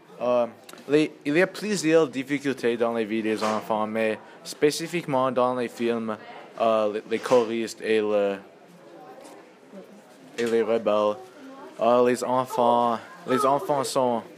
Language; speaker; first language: French; non-native, learner; English